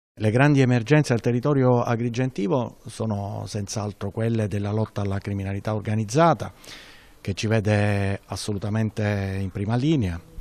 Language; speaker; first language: Italian; native; Italian